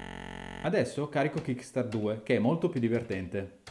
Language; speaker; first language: Italian; native; Italian